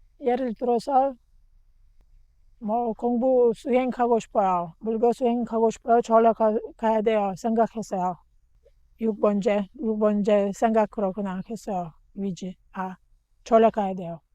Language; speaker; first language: Korean; non-native, learner; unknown